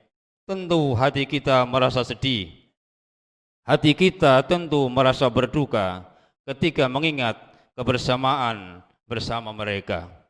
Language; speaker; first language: Indonesian; native; Indonesian